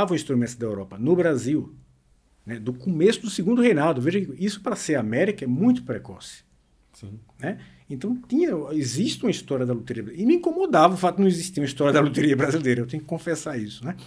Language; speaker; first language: Portuguese; native; Portuguese